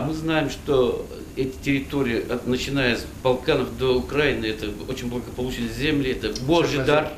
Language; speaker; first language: Russian; non-native, fluent; Turkish